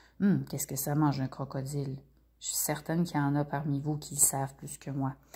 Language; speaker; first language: French; native; French